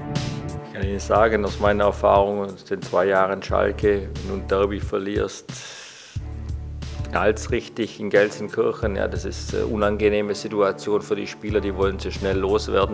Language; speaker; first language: German; native; German